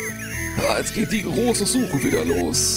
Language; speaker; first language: German; native; German